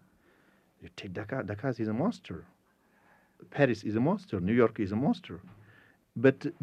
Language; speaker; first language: English; non-native, fluent; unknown